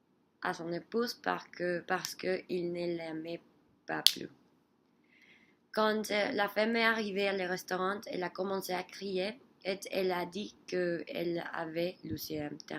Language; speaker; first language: French; non-native, learner; Spanish